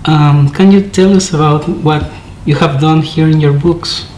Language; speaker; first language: English; non-native, fluent; Spanish